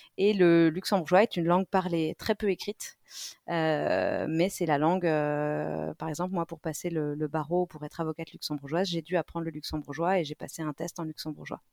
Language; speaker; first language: French; native; French